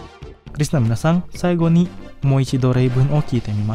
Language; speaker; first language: Japanese; non-native, fluent; Indonesian